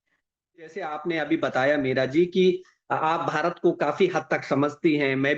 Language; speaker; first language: Hindi; native; Hindi